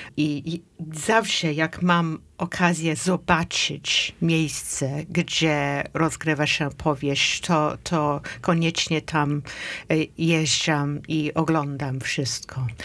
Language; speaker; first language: Polish; non-native, fluent; English